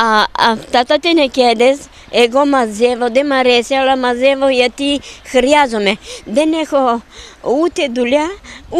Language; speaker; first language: Greek; non-native, fluent; Bulgarian